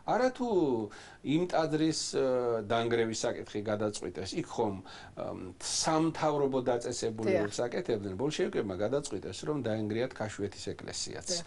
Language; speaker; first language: Georgian; native; Georgian